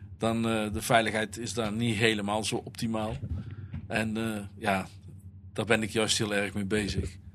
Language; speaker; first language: Dutch; native; Dutch